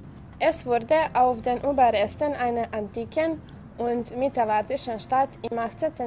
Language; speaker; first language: German; non-native, fluent; Serbian